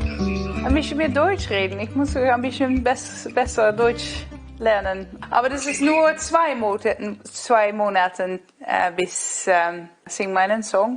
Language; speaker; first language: German; non-native, learner; Dutch